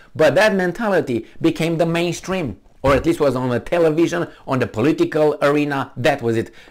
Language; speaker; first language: English; non-native, fluent; Romanian